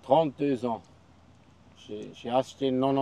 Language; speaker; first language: French; non-native, local second language; German